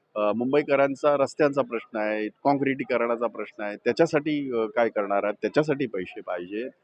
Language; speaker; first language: Marathi; native; Marathi